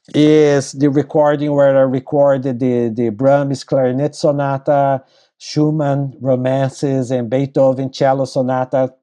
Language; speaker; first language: English; non-native, fluent; Portuguese